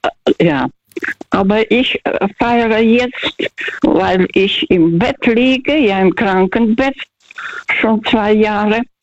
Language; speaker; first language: German; early bilingual, heritage; German